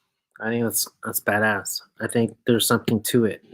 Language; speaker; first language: English; native; English